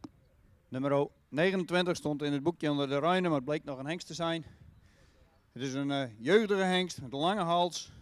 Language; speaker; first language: Dutch; native; Dutch